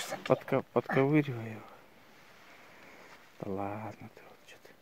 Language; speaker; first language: Russian; native; Russian